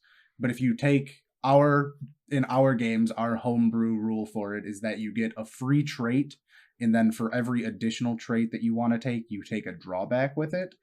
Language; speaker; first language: English; native; English